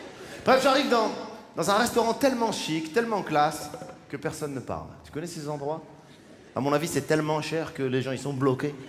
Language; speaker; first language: French; native; French